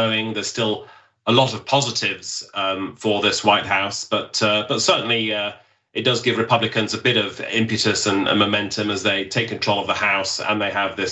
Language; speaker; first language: English; native; English